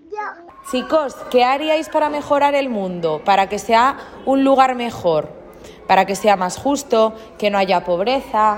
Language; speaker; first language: Spanish; native; Spanish